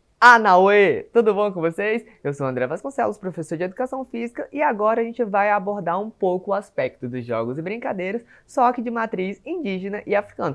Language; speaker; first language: Portuguese; native; Portuguese